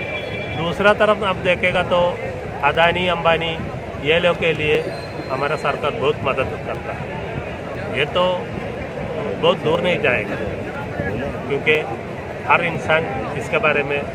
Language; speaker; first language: Hindi; non-native, local second language; Malayalam